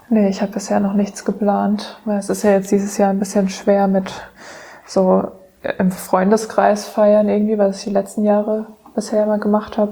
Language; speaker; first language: German; native; German